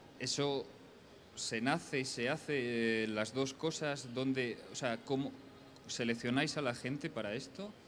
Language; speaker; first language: Spanish; native; Spanish